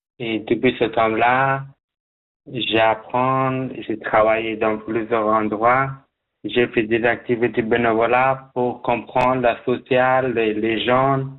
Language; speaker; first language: French; non-native, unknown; Persian